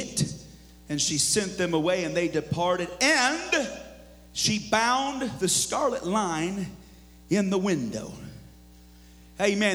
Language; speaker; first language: English; native; English